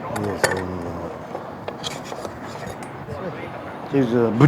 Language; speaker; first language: English; non-native, learner; Japanese